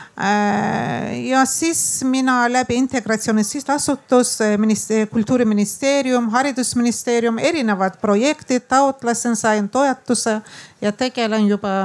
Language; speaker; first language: Estonian; non-native, fluent; Azerbaijani